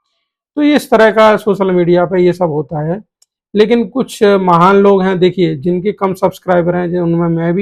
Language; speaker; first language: Hindi; native; Hindi